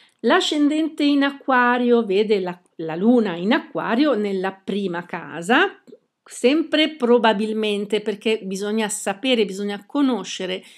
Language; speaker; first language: Italian; native; Italian